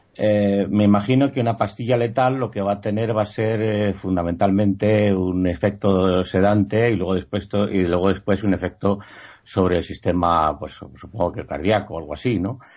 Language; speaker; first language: Spanish; native; Spanish